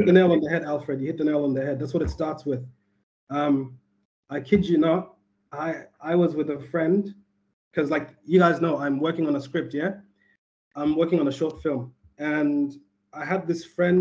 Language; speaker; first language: English; native; English